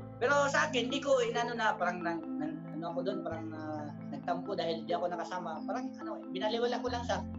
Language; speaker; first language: Filipino; non-native, local second language; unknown